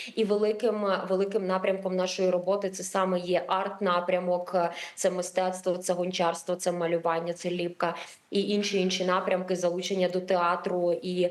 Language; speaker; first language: Ukrainian; native; Ukrainian